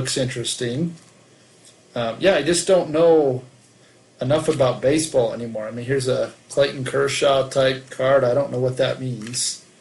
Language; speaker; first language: English; native; English